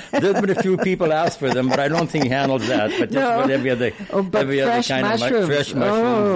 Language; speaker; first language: English; native; English